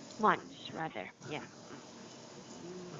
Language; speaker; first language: English; non-native, fluent; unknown